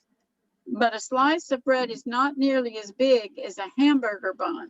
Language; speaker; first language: English; native; English